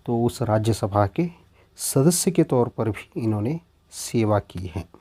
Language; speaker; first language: Hindi; non-native, local second language; Kannada